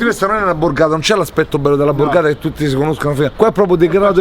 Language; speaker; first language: Italian; native; Italian